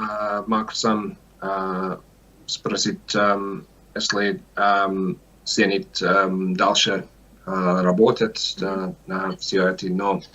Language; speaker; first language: Russian; non-native, learner; English